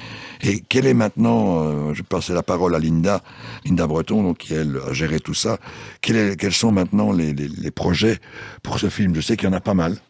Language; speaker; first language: French; native; French